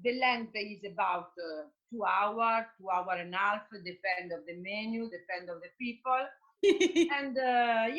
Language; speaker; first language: English; non-native, fluent; Italian